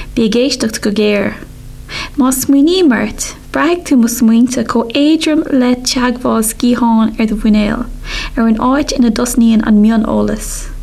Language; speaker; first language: Irish; non-native, local second language; English